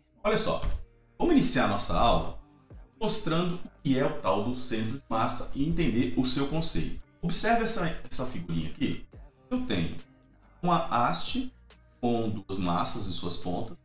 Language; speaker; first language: Portuguese; native; Portuguese